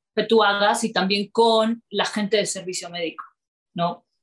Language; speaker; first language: Spanish; native; Spanish